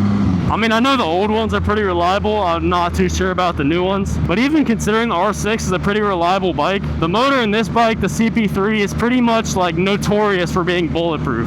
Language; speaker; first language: English; native; English